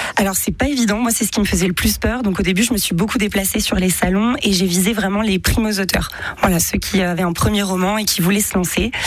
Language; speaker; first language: French; native; French